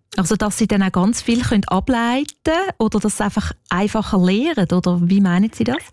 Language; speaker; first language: German; native; German